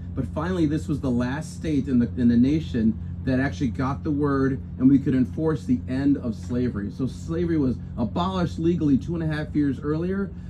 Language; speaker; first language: English; native; English